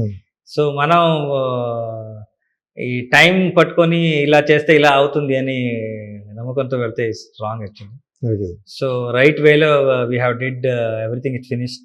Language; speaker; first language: Telugu; non-native, learner; Kannada